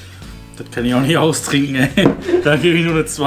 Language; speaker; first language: German; native; German